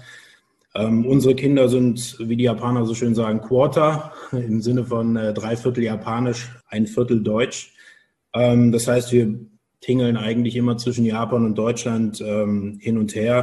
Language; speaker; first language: German; native; German